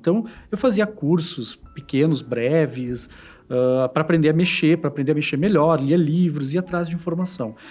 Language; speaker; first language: Portuguese; native; Portuguese